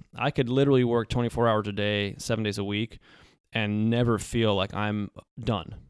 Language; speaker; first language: English; early bilingual, other home language; Polish